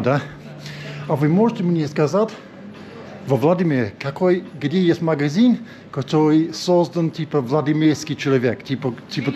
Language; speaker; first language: Russian; non-native, learner; English